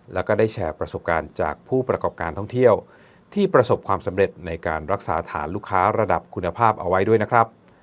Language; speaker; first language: Thai; native; Thai